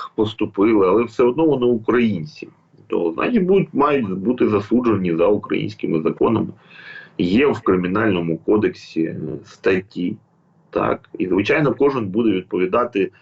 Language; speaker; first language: Ukrainian; native; Ukrainian